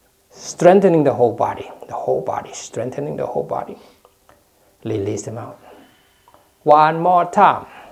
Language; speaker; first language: English; non-native, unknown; Thai